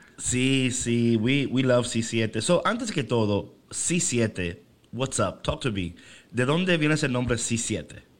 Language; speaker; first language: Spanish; native; Spanish